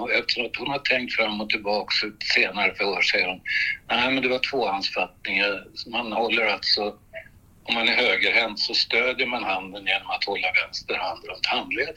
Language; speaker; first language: Swedish; native; Swedish